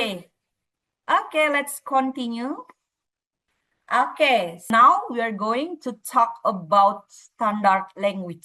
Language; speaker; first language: English; non-native, fluent; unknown